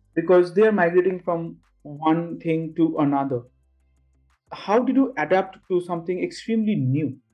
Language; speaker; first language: English; non-native, local second language; Bangla